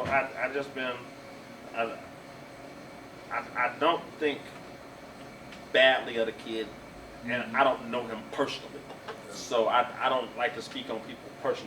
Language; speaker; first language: English; native; English